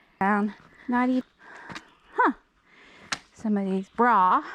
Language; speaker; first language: English; native; English